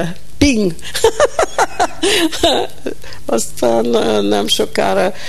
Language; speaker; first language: Hungarian; early bilingual, heritage; Hungarian